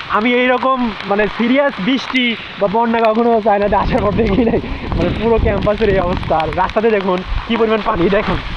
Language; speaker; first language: Bangla; native; Bangla